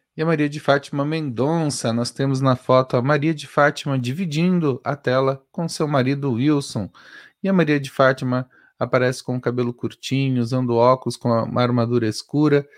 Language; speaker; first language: Portuguese; native; Portuguese